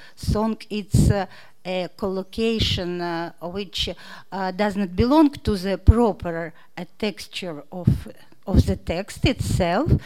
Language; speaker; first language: English; non-native, fluent; Russian